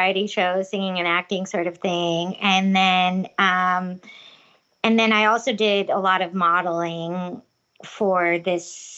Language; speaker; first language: English; non-native, local second language; Cebuano